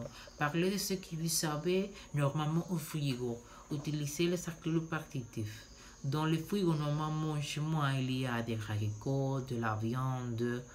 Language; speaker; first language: French; non-native, learner; Spanish